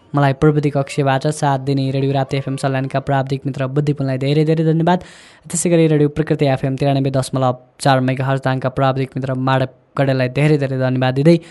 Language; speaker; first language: Nepali; native; Nepali